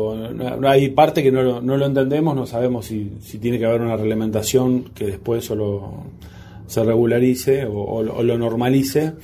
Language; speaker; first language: Spanish; native; Spanish